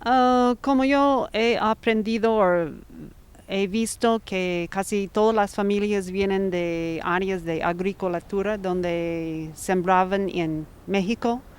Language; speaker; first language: Spanish; non-native, fluent; English